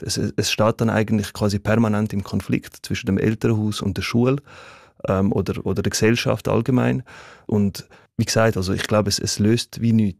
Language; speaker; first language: German; early bilingual, other home language; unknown